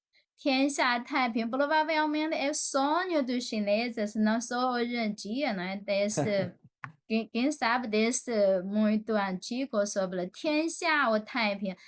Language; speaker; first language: Portuguese; non-native, fluent; Chinese